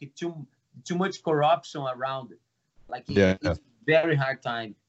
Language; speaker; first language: English; non-native, learner; Portuguese